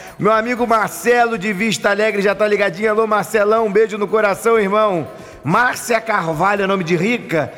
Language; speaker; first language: Portuguese; native; Portuguese